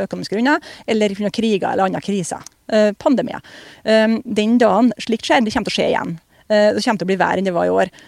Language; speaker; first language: Norwegian; native; Norwegian